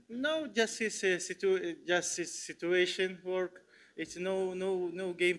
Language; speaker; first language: English; non-native, learner; Turkmen